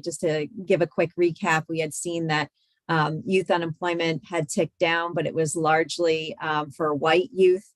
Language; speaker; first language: English; native; English